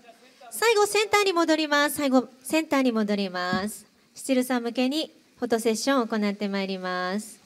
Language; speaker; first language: Japanese; native; Japanese